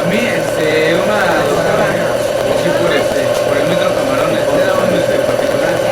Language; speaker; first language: Spanish; native; Spanish